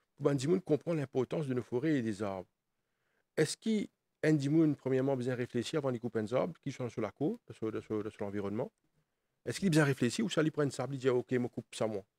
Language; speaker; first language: French; non-native, local second language; Morisyen